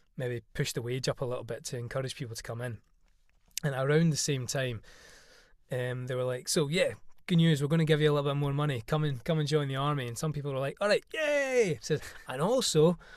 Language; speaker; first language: English; native; English